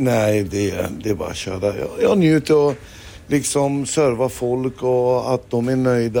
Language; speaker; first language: Swedish; non-native, fluent; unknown